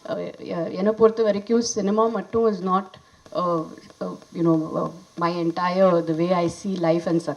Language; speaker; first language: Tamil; non-native, fluent; Hindi